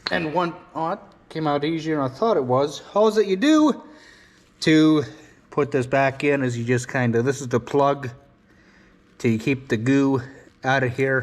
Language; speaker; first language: English; native; English